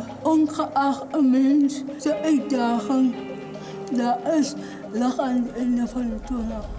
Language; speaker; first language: Dutch; non-native, learner; Afrikaans